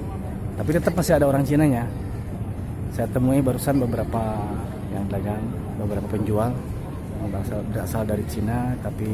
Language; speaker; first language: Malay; non-native, local second language; Sundanese